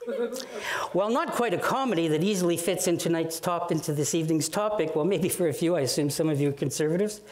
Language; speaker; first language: English; native; English